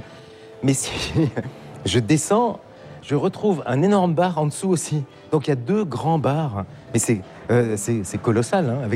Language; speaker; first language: French; native; French